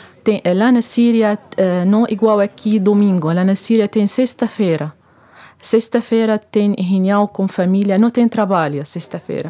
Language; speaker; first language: Portuguese; non-native, learner; Arabic